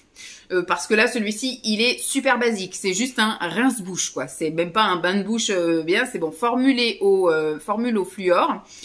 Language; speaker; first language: French; native; French